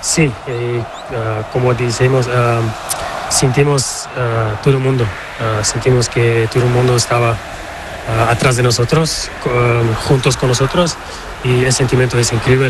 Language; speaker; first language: Spanish; non-native, learner; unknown